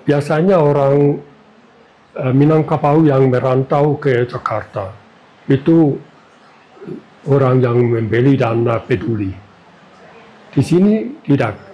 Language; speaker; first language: Indonesian; non-native, fluent; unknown